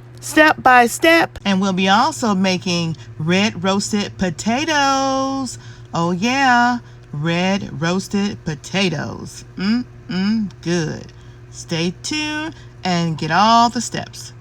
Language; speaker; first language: English; native; English